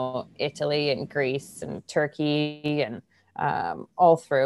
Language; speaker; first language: English; native; English